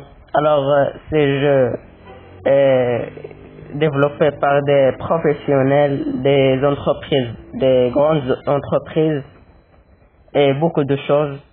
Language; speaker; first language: French; non-native, learner; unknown